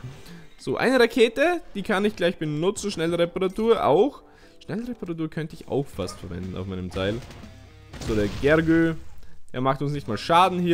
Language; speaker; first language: German; native; German